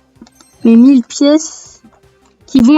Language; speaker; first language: French; native; French